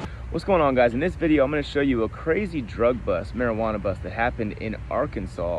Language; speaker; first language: English; native; English